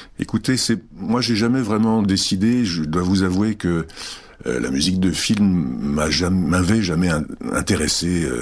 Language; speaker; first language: French; early bilingual, other home language; Czech